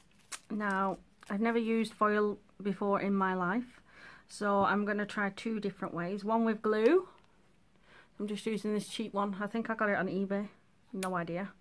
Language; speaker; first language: English; native; English